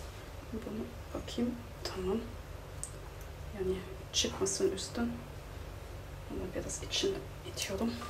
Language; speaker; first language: Turkish; non-native, fluent; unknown